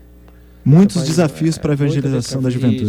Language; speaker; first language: Portuguese; native; Portuguese